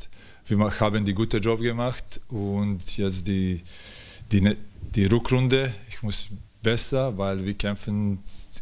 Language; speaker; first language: German; non-native, learner; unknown